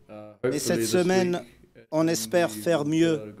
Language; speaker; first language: French; non-native, fluent; English